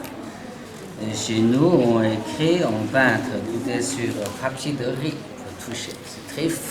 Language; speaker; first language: French; non-native, learner; Chinese